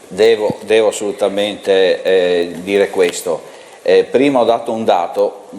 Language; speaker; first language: Italian; native; Italian